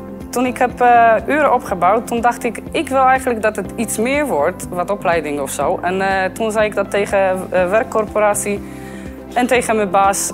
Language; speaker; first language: Dutch; non-native, fluent; Polish